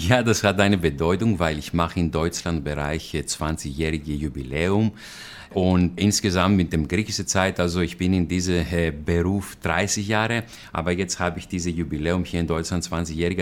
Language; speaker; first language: German; non-native, fluent; Greek